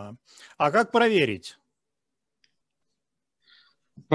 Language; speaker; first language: Russian; native; Russian